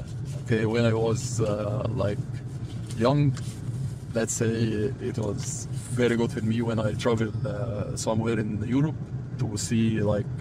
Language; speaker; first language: English; non-native, fluent; Arabic